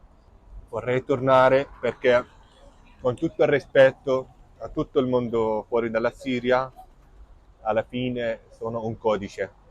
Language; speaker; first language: Italian; non-native, fluent; Arabic